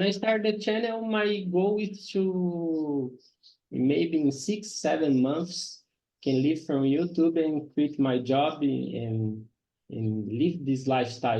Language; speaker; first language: English; non-native, learner; Portuguese